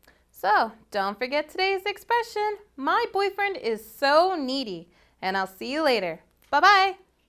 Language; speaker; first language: English; native; English